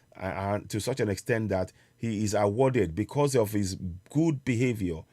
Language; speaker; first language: English; non-native, local second language; Yoruba